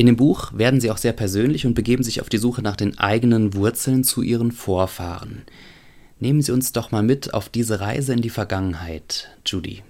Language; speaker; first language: German; native; German